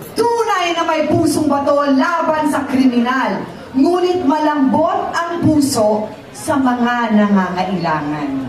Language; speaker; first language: Filipino; native; Filipino